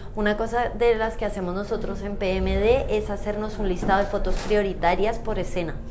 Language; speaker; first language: Spanish; native; Spanish